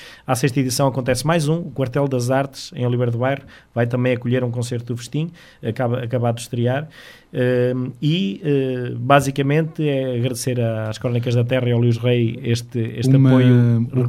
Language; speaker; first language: Portuguese; native; Portuguese